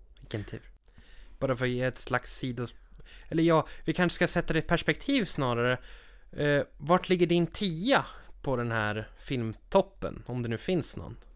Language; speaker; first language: Swedish; native; Swedish